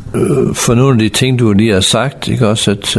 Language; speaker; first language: Danish; non-native, fluent; English